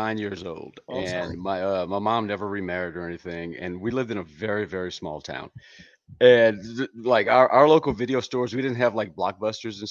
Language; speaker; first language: English; native; English